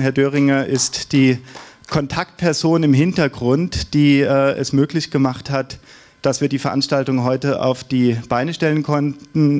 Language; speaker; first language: German; native; German